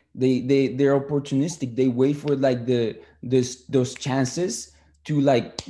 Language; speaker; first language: English; early bilingual, other home language; Spanish